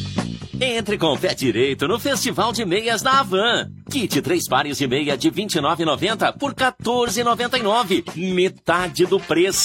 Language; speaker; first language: Portuguese; native; Portuguese